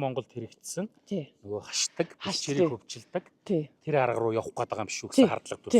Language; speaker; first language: Mongolian; native; Mongolian